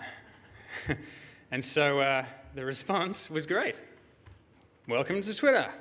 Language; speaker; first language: English; native; English